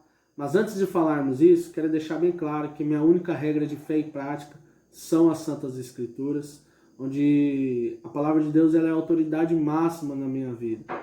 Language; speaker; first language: Portuguese; native; Portuguese